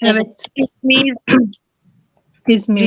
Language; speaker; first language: Turkish; non-native, learner; Urdu